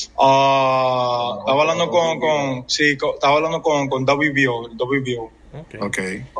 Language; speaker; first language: Spanish; early bilingual, heritage; English